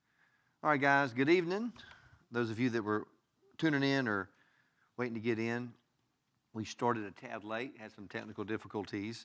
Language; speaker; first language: English; native; English